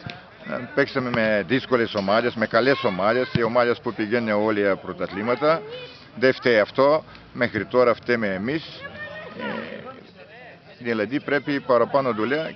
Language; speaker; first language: Greek; non-native, learner; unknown